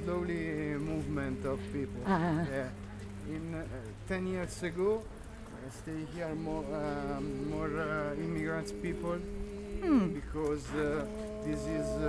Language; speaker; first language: English; non-native, learner; Italian